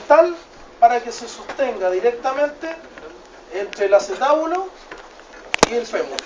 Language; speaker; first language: Spanish; native; Spanish